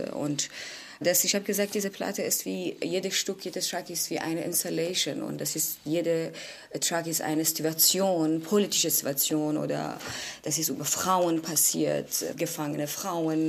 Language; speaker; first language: German; non-native, learner; Kurdish